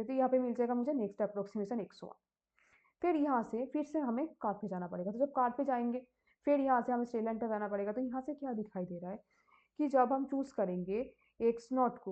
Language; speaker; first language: Hindi; native; Hindi